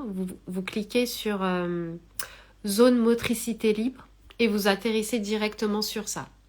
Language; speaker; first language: French; native; French